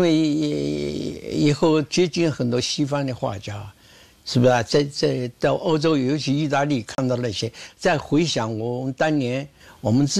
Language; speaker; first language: Chinese; native; Chinese